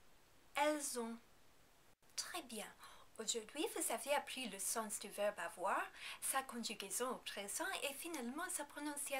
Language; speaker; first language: French; non-native, fluent; English